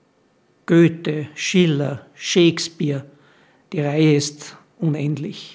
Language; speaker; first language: German; native; German